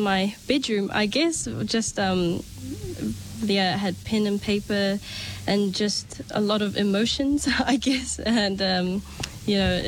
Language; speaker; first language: English; native; English